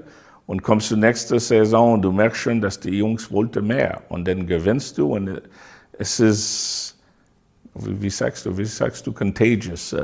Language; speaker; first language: German; non-native, fluent; English